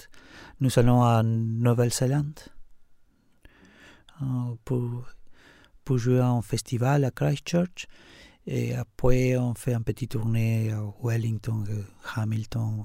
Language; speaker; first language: French; non-native, fluent; Spanish